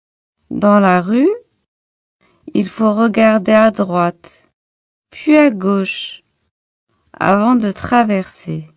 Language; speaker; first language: French; non-native, local second language; Arabic